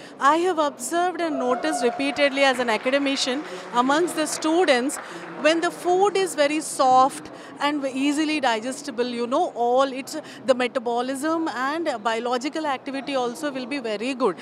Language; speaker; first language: English; non-native, local second language; Telugu